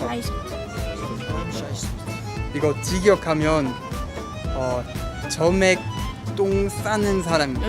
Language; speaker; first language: Korean; non-native, fluent; Luxembourgish